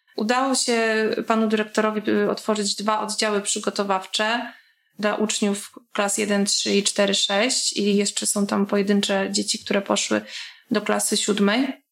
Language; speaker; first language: Polish; native; Polish